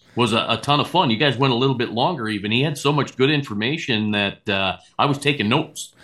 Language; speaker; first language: English; native; English